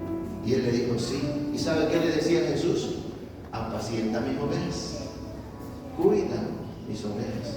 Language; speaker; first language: Spanish; native; Spanish